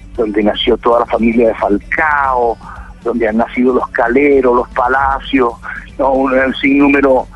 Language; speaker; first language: Spanish; native; Spanish